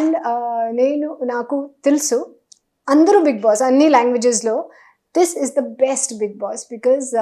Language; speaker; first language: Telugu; non-native, fluent; Hindi